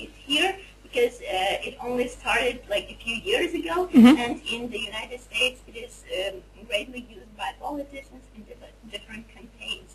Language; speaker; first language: English; non-native, fluent; Ukrainian